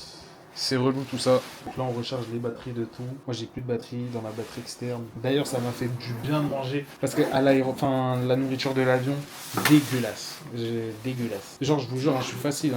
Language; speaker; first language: French; native; French